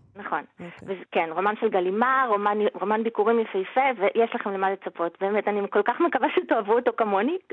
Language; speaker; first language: Hebrew; native; Hebrew